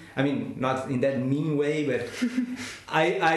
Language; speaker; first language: English; non-native, fluent; Portuguese